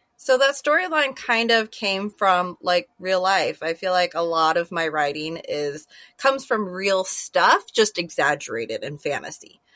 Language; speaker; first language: English; native; English